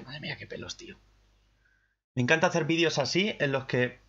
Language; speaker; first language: Spanish; native; Spanish